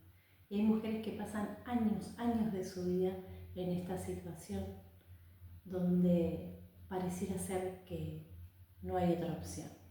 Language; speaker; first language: Spanish; native; Spanish